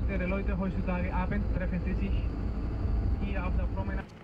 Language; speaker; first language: German; non-native, learner; Spanish